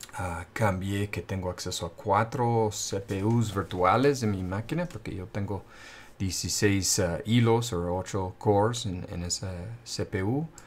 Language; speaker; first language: Spanish; non-native, fluent; English